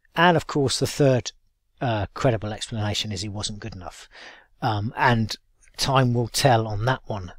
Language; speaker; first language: English; native; English